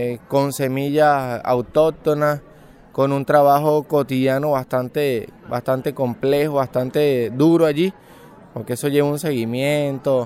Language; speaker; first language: Spanish; native; Spanish